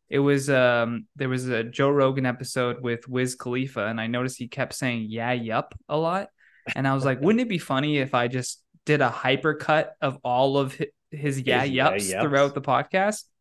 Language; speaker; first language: English; native; English